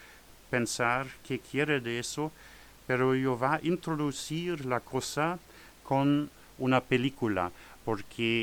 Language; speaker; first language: Spanish; non-native, learner; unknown